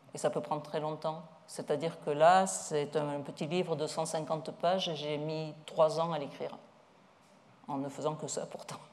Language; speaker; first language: French; native; French